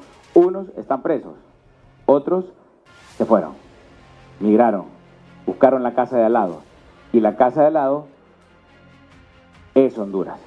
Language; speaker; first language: Spanish; native; Spanish